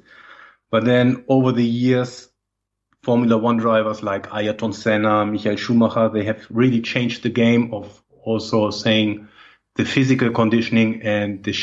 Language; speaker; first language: English; non-native, fluent; German